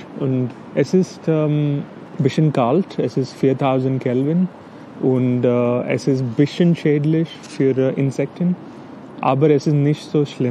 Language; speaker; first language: German; non-native, learner; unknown